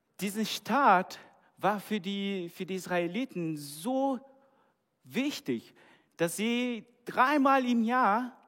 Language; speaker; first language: German; non-native, fluent; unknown